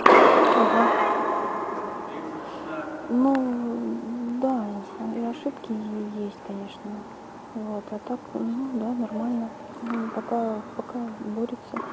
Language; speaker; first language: Russian; native; Russian